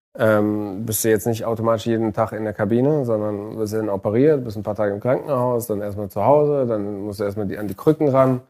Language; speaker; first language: German; early bilingual, other home language; Arabic